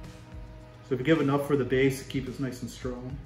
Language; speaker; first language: English; native; English